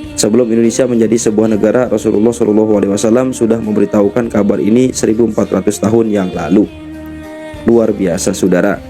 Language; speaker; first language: Indonesian; native; Indonesian